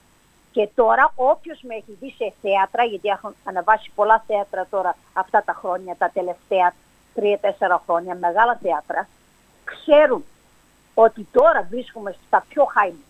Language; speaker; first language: Greek; early bilingual, heritage; English